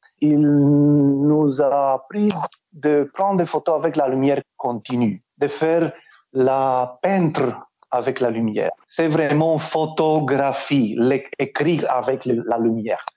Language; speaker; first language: French; non-native, fluent; Romanian